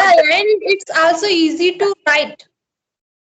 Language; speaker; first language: English; non-native, learner; Marathi